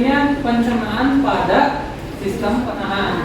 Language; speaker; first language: Indonesian; non-native, local second language; Sundanese